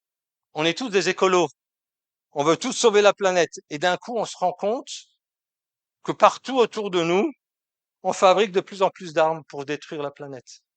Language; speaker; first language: French; native; French